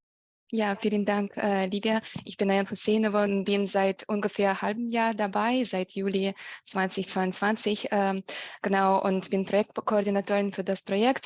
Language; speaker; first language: German; non-native, fluent; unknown